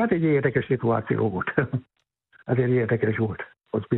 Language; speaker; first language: Hungarian; native; Hungarian